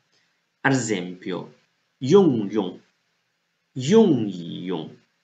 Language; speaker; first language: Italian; non-native, fluent; Chinese